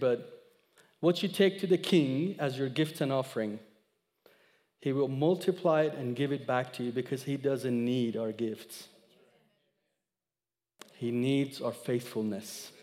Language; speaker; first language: English; non-native, fluent; Persian